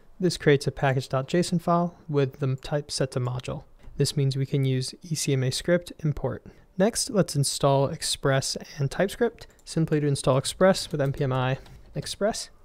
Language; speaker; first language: English; native; English